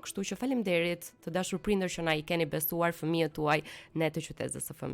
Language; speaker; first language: Albanian; native; Albanian